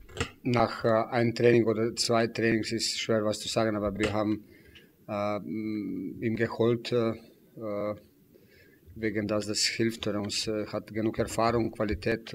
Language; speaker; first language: German; non-native, fluent; Slovenian